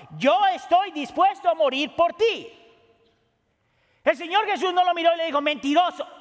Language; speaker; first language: Spanish; native; Spanish